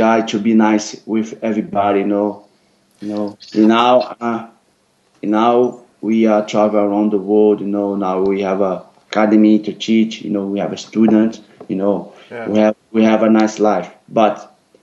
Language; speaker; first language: English; non-native, learner; Portuguese